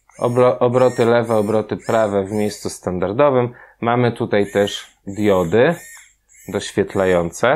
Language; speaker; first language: Polish; native; Polish